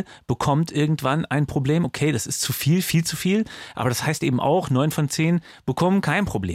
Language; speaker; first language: German; native; German